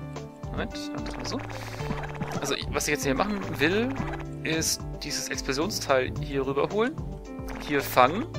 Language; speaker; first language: German; native; German